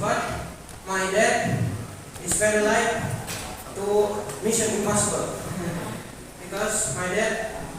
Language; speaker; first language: English; non-native, learner; Indonesian